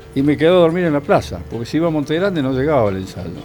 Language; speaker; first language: Spanish; native; Spanish